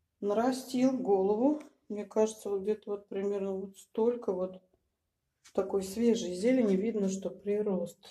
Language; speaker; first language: Russian; native; Russian